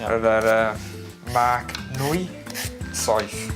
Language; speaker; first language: Welsh; non-native, learner; English